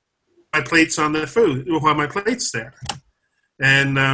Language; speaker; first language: English; native; English